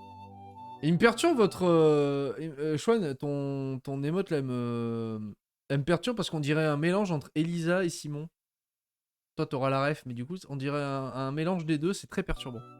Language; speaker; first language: French; native; French